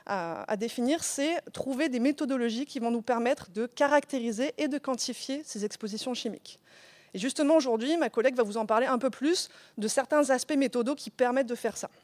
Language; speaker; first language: French; native; French